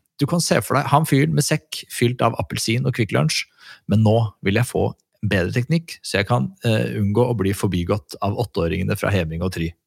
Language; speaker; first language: Norwegian; native; Norwegian